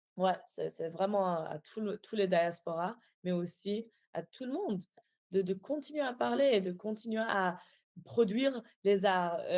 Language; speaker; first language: French; non-native, fluent; Persian